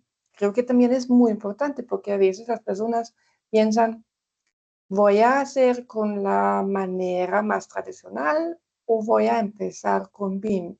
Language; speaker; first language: Spanish; non-native, fluent; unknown